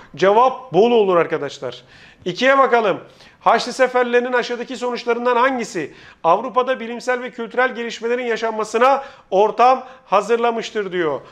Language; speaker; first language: Turkish; native; Turkish